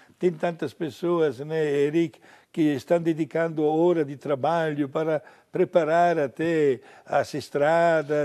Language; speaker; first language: Portuguese; non-native, fluent; Italian